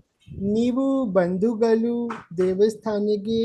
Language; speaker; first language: Kannada; non-native, learner; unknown